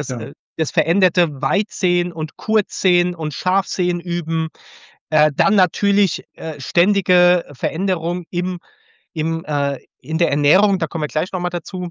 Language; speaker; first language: German; native; German